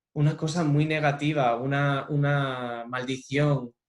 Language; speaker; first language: Spanish; non-native, fluent; English